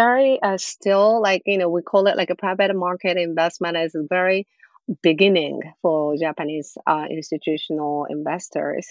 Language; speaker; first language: English; non-native, fluent; Japanese